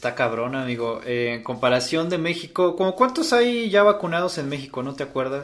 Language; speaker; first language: Spanish; native; Spanish